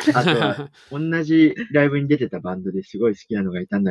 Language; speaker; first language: Japanese; native; Japanese